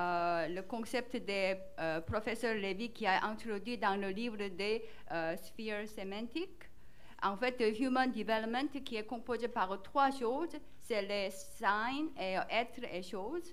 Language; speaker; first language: French; non-native, learner; Korean